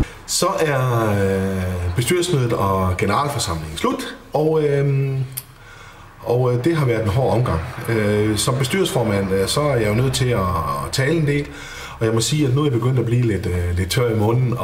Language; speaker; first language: Danish; native; Danish